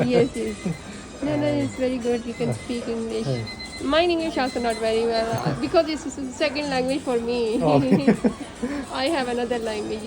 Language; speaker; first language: English; non-native, learner; Urdu